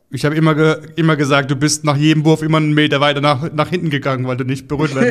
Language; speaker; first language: German; native; German